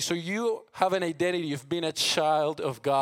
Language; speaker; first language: English; non-native, fluent; Spanish